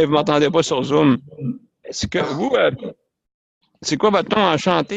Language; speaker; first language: French; native; French